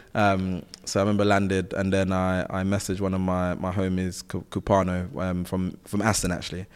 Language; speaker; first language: English; native; English